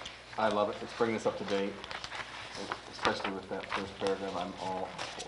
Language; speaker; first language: English; native; English